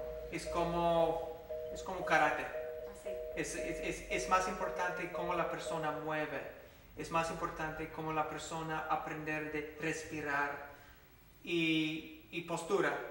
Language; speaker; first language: Spanish; non-native, fluent; English